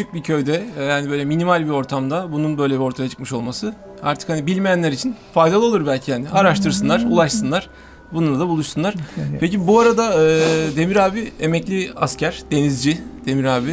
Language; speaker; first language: Turkish; native; Turkish